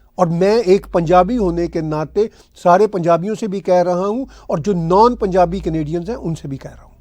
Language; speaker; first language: Urdu; non-native, local second language; Punjabi